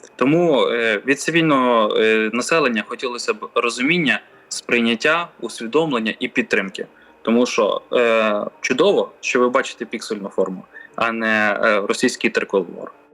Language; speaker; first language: Ukrainian; native; Ukrainian